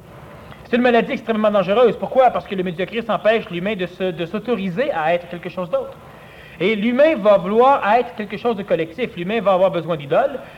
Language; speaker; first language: French; native; French